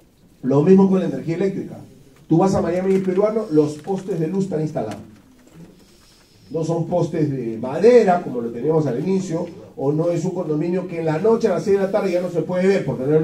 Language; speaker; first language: Spanish; native; Spanish